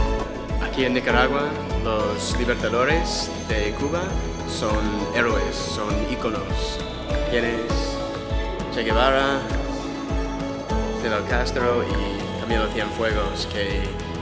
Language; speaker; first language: Spanish; non-native, fluent; English